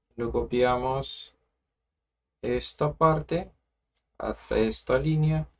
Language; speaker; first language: Spanish; non-native, fluent; Russian